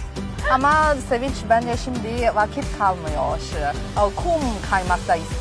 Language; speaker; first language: Turkish; non-native, fluent; Chinese